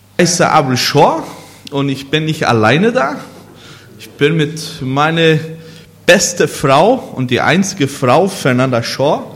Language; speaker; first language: German; non-native, learner; Portuguese